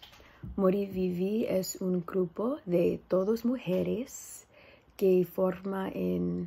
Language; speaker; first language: Spanish; non-native, learner; English